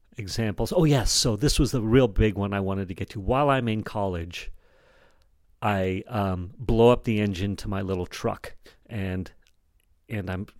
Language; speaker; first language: English; native; English